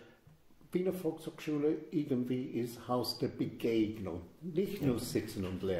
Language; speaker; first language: German; non-native, fluent; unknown